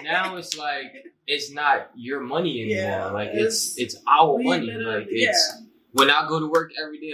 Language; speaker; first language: English; native; English